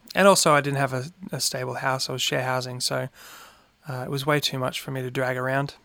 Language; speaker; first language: English; native; English